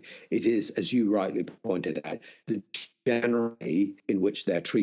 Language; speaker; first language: English; native; English